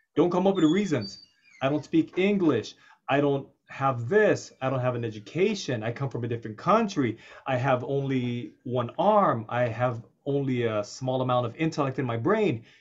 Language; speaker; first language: English; native; English